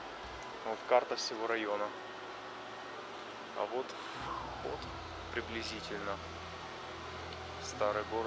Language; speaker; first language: Russian; native; Russian